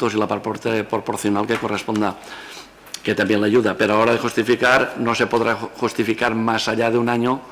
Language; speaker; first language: Spanish; non-native, local second language; Catalan